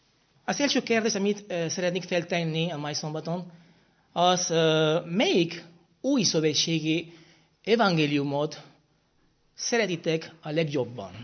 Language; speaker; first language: Hungarian; non-native, fluent; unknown